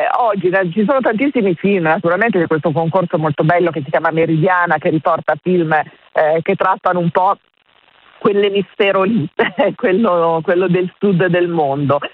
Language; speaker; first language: Italian; native; Italian